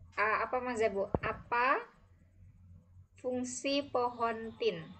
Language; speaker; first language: Indonesian; native; Indonesian